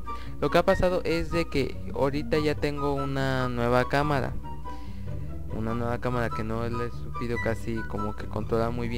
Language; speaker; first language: Spanish; native; Spanish